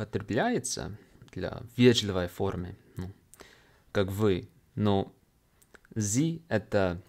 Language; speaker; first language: Russian; non-native, fluent; English